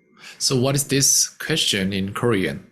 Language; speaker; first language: English; non-native, fluent; Korean